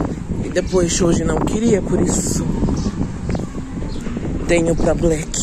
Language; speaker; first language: Portuguese; non-native, learner; Ukrainian